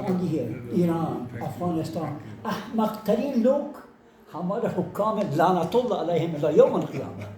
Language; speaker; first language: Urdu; non-native, learner; Persian